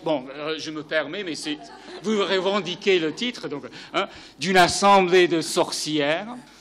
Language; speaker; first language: French; native; French